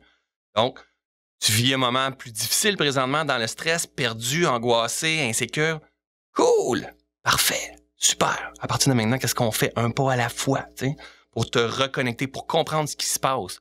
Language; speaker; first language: French; native; French